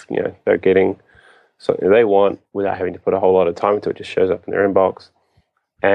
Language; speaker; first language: English; native; English